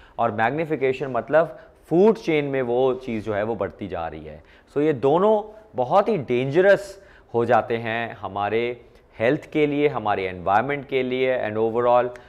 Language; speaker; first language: Hindi; non-native, local second language; Punjabi